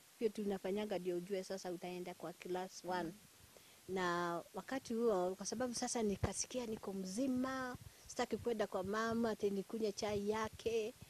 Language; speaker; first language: Swahili; non-native, local second language; Kikuyu